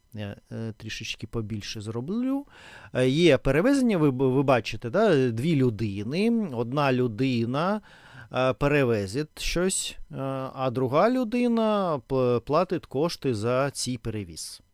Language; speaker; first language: Ukrainian; non-native, local second language; Russian